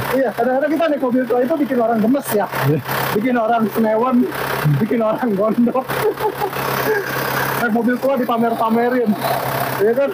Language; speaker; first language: Indonesian; native; Indonesian